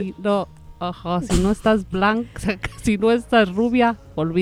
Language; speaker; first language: Spanish; native; Spanish